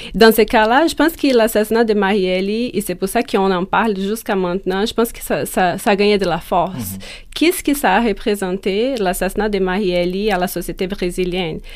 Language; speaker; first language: French; non-native, fluent; Portuguese